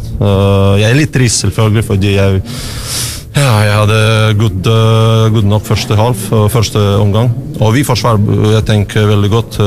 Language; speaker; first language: Norwegian; non-native, learner; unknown